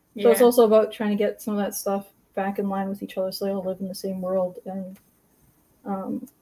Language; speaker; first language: English; native; English